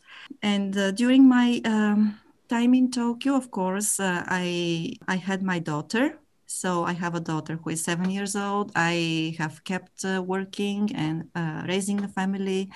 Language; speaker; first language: English; non-native, fluent; Bulgarian